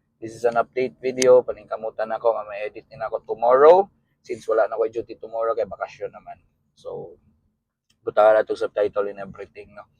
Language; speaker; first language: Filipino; non-native, local second language; Cebuano